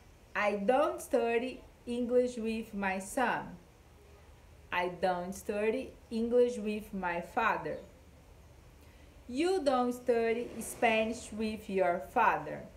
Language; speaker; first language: English; non-native, fluent; Portuguese